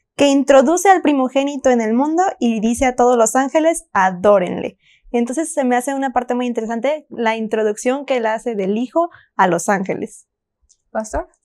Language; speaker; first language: Spanish; native; Spanish